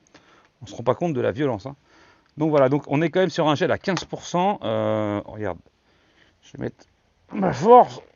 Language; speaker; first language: French; native; French